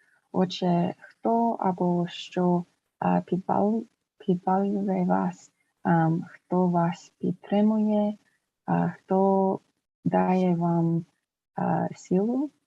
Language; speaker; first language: Ukrainian; early bilingual, heritage; English